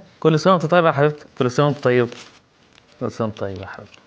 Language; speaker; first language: Arabic; native; Arabic